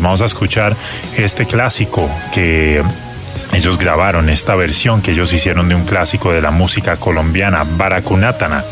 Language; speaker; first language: Spanish; native; Spanish